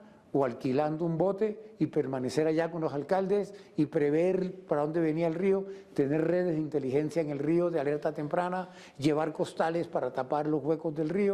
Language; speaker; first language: Spanish; native; Spanish